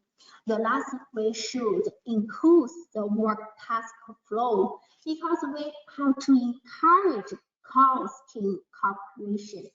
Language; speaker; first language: English; non-native, learner; Chinese